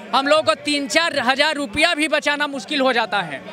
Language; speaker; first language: Hindi; native; Hindi